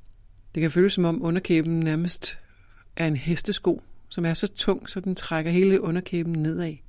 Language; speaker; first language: Danish; native; Danish